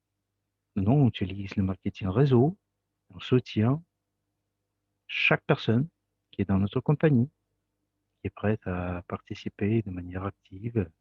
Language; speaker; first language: French; non-native, fluent; Russian